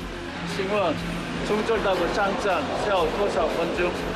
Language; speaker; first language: Chinese; non-native, fluent; Korean